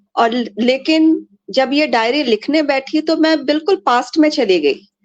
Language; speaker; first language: Hindi; native; Hindi